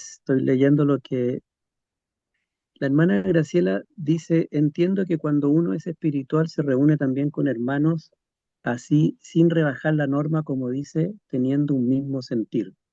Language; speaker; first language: Spanish; native; Spanish